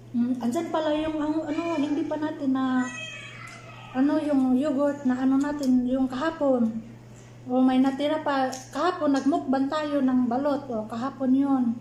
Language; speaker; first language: Filipino; non-native, local second language; Cebuano